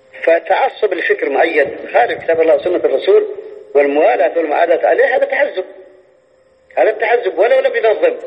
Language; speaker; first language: Arabic; native; Arabic